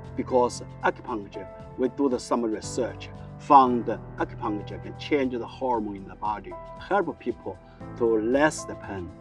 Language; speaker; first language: English; non-native, learner; Chinese